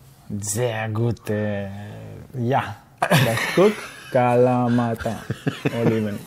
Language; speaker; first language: German; non-native, learner; Greek